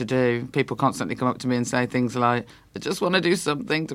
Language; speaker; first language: English; native; English